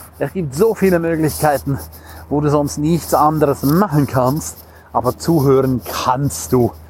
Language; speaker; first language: German; non-native, local second language; Romansh